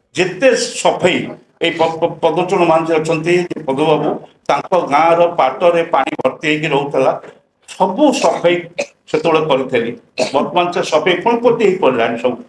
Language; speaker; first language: Odia; native; Odia